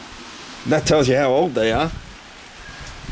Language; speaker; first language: English; native; English